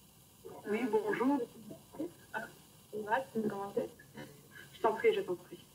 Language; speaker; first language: French; native; French